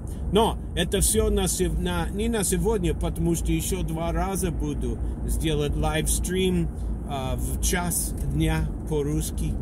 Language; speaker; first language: Russian; non-native, learner; English